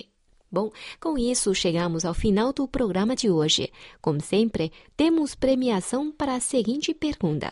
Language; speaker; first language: Portuguese; non-native, fluent; Chinese